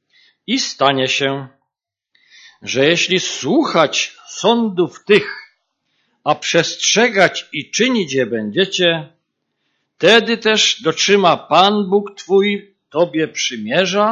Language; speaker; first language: Polish; native; Polish